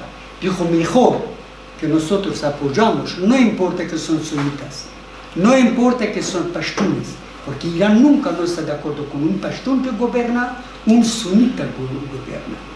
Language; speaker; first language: Spanish; non-native, learner; Persian